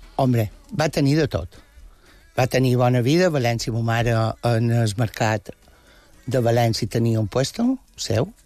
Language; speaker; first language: Catalan; non-native, local second language; Spanish